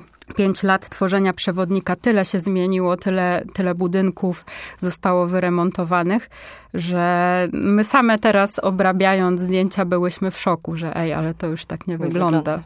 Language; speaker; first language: Polish; native; Polish